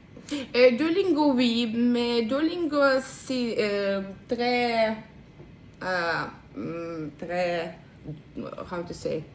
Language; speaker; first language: French; non-native, learner; Russian